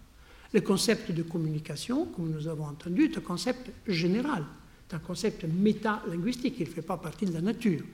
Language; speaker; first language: French; non-native, fluent; Italian